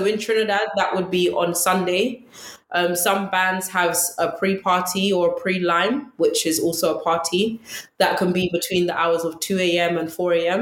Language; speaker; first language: English; native; English